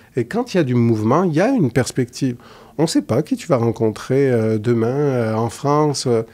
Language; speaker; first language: French; native; French